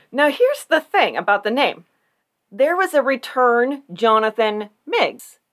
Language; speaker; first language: English; native; English